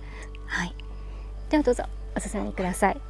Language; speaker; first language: Japanese; native; Japanese